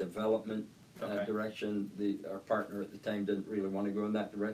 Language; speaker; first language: English; native; English